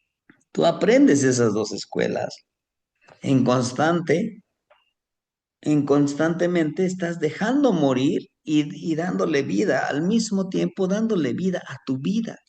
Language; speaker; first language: Spanish; native; Spanish